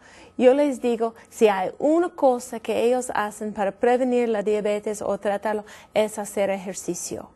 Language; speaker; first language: Spanish; non-native, fluent; English